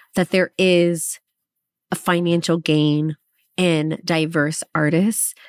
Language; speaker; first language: English; native; English